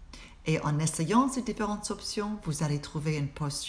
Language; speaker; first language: French; non-native, fluent; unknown